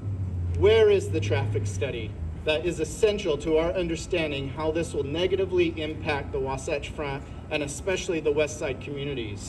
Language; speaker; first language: English; native; English